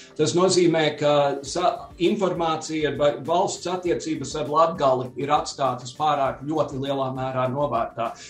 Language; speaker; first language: Latvian; early bilingual, heritage; Latvian